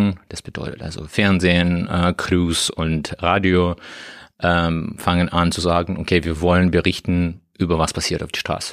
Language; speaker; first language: German; non-native, learner; Russian